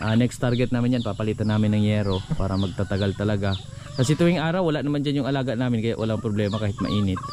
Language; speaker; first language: Filipino; non-native, local second language; Cebuano